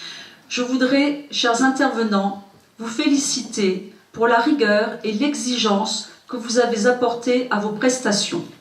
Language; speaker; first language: French; native; French